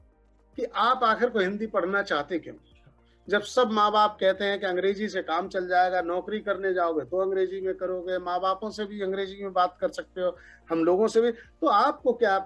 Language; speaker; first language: Hindi; native; Hindi